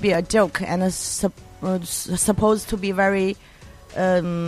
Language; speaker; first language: English; non-native, learner; Chinese